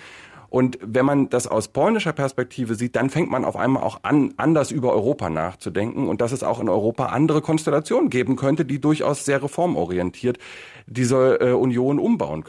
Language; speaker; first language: German; native; German